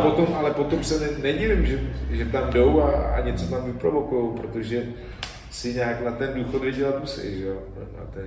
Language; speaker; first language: Czech; native; Czech